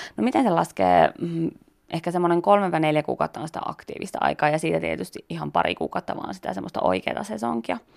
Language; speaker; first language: Finnish; native; Finnish